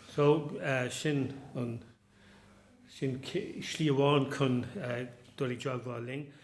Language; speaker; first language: Irish; non-native, local second language; English